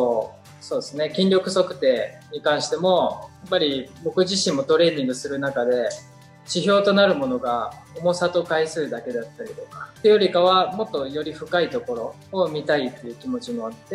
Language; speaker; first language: Japanese; native; Japanese